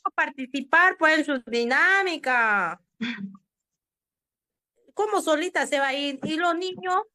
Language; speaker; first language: Spanish; native; Spanish